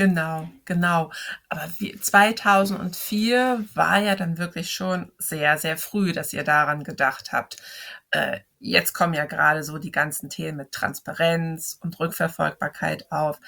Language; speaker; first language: German; native; German